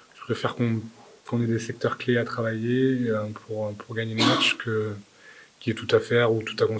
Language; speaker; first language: French; native; French